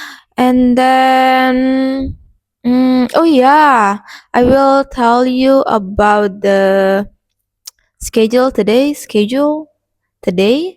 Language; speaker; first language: English; non-native, learner; Indonesian